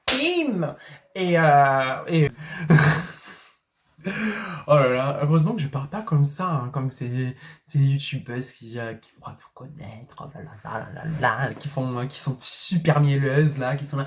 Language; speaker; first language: French; native; French